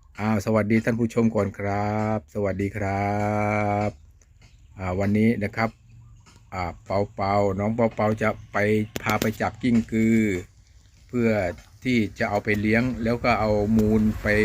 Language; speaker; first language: Thai; native; Thai